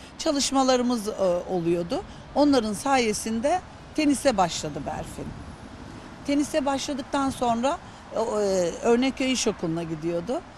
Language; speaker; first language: Turkish; native; Turkish